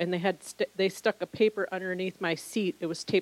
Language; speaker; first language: English; native; English